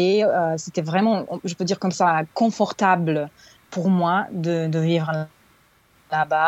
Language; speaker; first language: French; non-native, fluent; Serbian